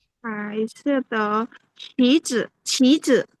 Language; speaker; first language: Chinese; non-native, learner; Khmer